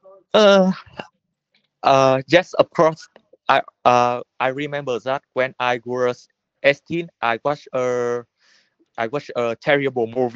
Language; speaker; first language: English; non-native, learner; Vietnamese